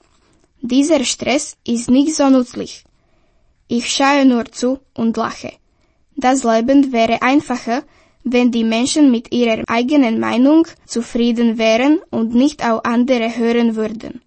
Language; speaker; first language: German; non-native, fluent; Slovak